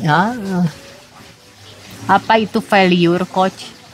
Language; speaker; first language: Indonesian; native; Indonesian